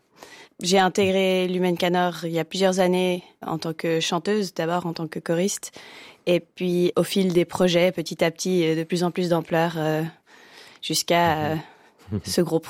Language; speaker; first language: French; native; French